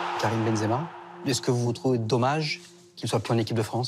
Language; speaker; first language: French; native; French